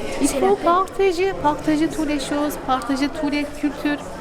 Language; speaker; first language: French; non-native, learner; Turkish